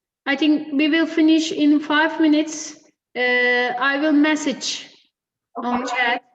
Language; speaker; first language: English; non-native, fluent; Turkish